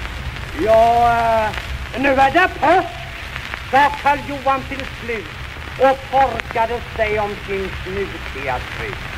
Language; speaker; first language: Swedish; native; Swedish